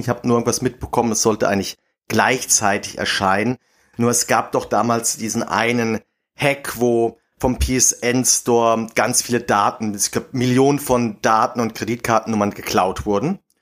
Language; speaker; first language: German; native; German